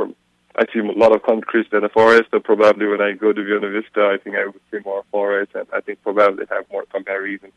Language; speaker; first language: English; non-native, local second language; Eastern Tamang